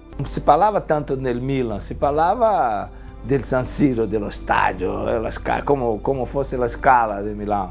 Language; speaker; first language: Italian; non-native, fluent; Portuguese